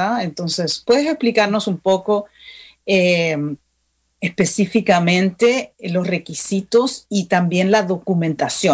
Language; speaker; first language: Spanish; native; Spanish